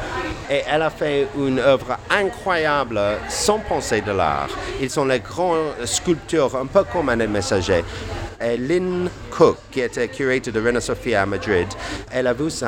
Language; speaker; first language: French; non-native, fluent; English